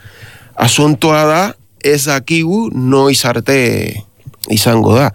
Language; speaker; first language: Basque; non-native, learner; Spanish